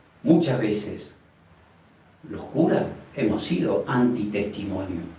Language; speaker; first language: Spanish; native; Spanish